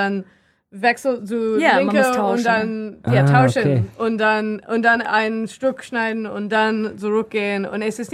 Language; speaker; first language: German; non-native, learner; English